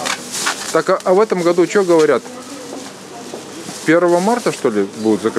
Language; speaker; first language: Russian; native; Russian